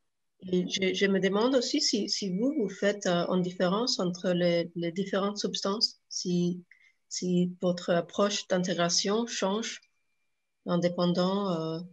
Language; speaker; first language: French; non-native, fluent; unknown